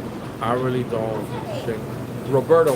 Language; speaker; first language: English; native; English